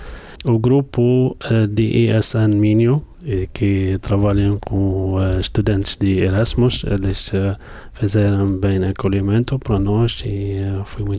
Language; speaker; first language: Portuguese; non-native, fluent; Arabic